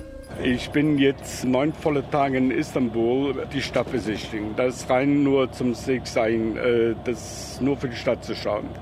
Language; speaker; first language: German; native; German